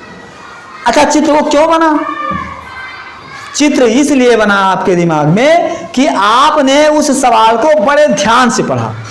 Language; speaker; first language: Hindi; native; Hindi